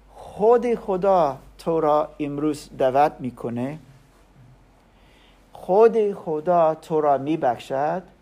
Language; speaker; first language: Persian; non-native, learner; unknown